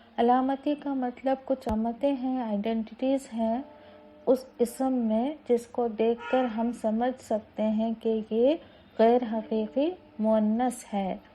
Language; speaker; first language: Urdu; native; Urdu